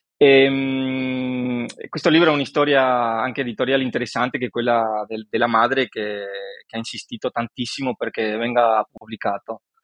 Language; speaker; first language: Italian; non-native, fluent; Spanish